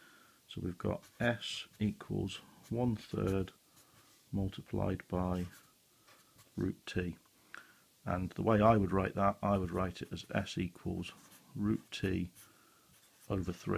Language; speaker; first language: English; native; English